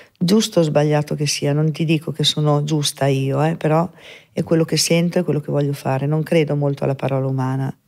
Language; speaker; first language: Italian; native; Italian